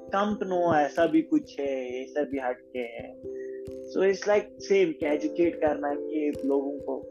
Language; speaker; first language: Hindi; native; Hindi